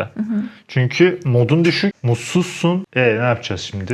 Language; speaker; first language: Turkish; native; Turkish